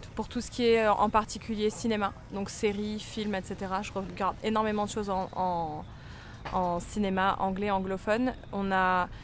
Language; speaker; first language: French; native; French